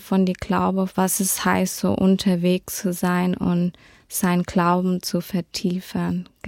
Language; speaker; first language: German; early bilingual, heritage; German